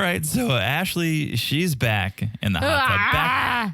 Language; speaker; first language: English; native; English